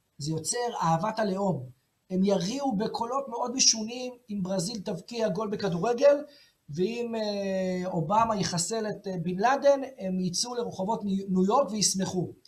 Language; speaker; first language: Hebrew; native; Hebrew